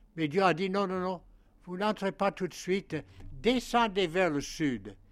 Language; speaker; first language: French; non-native, fluent; English